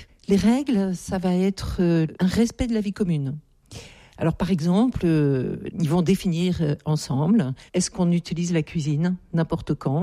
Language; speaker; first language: French; native; French